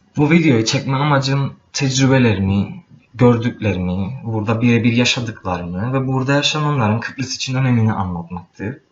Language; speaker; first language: Turkish; native; Turkish